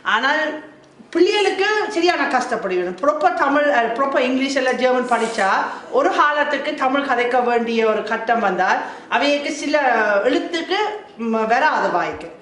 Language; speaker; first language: Tamil; non-native, fluent; German